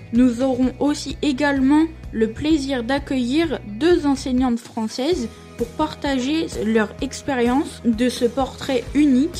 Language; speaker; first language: French; native; French